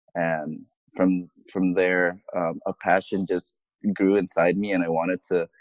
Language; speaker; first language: English; non-native, fluent; Indonesian